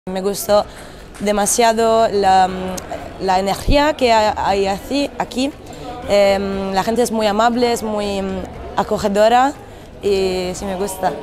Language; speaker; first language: Spanish; non-native, fluent; Italian